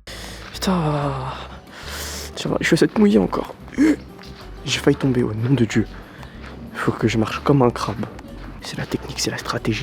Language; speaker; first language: French; native; French